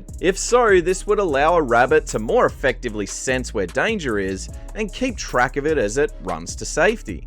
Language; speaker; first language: English; native; English